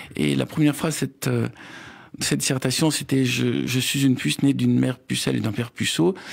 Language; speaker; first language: French; native; French